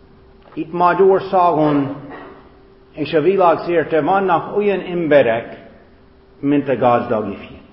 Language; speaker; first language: Hungarian; non-native, fluent; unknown